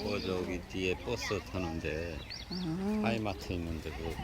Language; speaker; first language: Korean; native; Korean